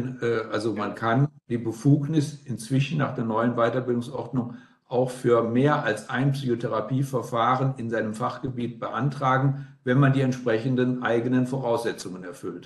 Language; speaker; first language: German; native; German